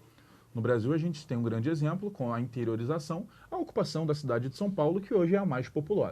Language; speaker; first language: Portuguese; native; Portuguese